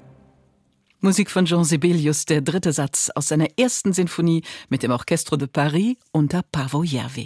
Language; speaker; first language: German; native; German